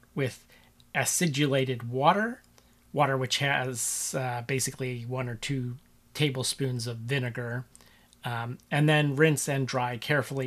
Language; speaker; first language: English; native; English